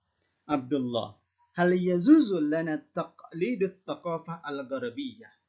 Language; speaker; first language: Arabic; non-native, fluent; Indonesian